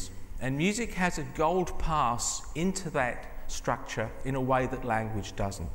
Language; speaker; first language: English; native; English